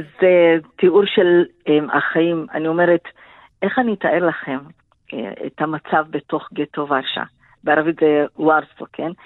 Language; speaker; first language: Hebrew; non-native, local second language; Arabic